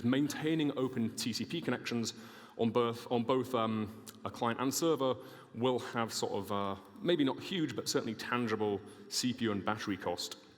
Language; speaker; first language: English; native; English